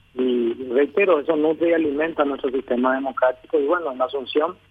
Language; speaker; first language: Spanish; native; Spanish